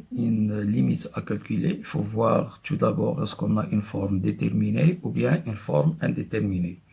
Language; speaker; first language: French; non-native, local second language; Arabic